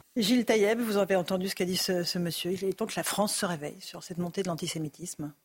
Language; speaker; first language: French; native; French